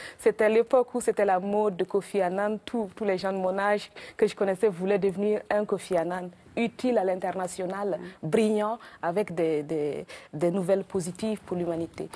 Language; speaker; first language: French; non-native, local second language; Mossi